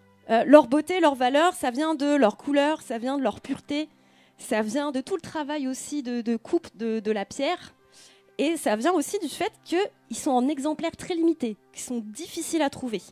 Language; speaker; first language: French; native; French